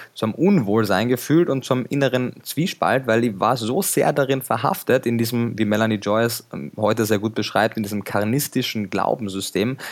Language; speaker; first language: German; native; German